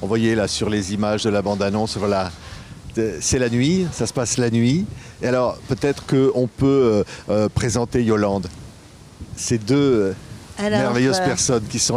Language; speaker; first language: French; native; French